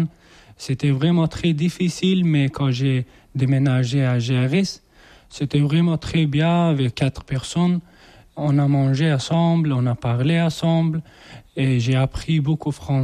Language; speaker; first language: French; non-native, learner; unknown